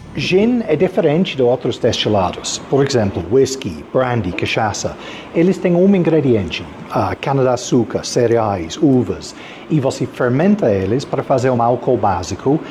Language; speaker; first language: Portuguese; non-native, fluent; English